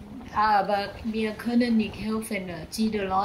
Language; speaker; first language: German; non-native, learner; Thai